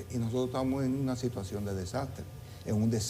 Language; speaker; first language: Spanish; native; Spanish